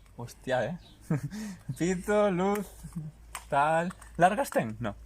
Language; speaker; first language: Spanish; non-native, local second language; Galician